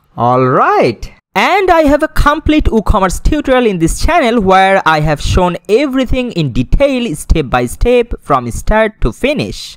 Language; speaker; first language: English; non-native, local second language; Bangla